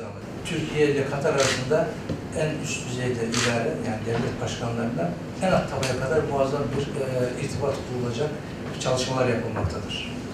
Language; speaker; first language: Turkish; non-native, fluent; Arabic